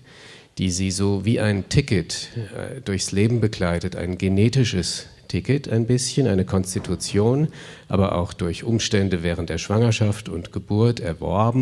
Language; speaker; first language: German; native; German